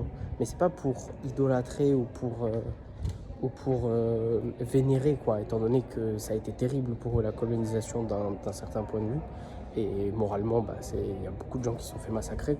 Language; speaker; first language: French; native; French